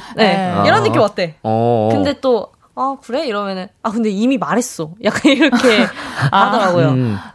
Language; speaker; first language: Korean; native; Korean